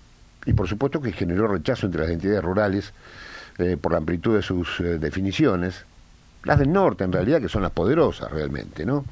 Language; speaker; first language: Spanish; native; Spanish